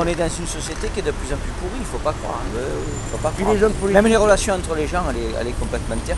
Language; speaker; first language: French; native; French